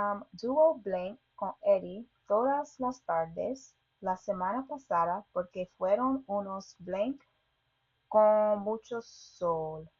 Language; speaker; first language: Spanish; non-native, learner; English